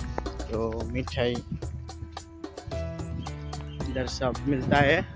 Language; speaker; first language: Hindi; non-native, learner; Bangla